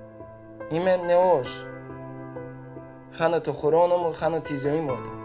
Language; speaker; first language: Greek; non-native, learner; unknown